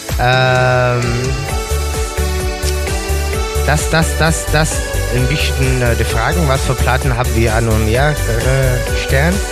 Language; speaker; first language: German; non-native, learner; Dutch